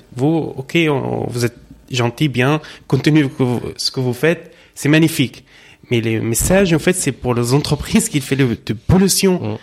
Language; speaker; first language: French; non-native, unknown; Arabic